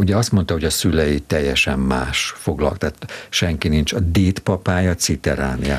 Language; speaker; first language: Hungarian; native; Hungarian